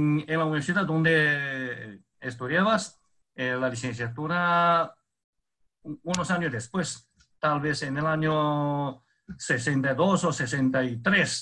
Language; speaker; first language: Spanish; non-native, fluent; Chinese